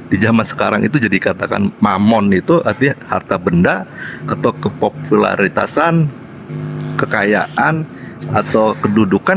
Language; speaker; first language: Indonesian; native; Indonesian